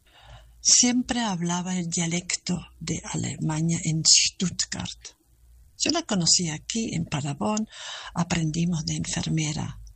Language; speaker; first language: Spanish; non-native, learner; German